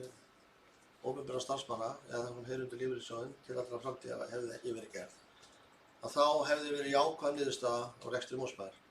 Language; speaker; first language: Icelandic; native; Icelandic